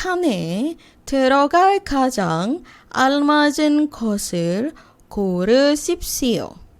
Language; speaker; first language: Korean; non-native, fluent; Indonesian